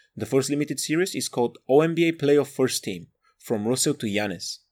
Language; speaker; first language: English; non-native, fluent; Bulgarian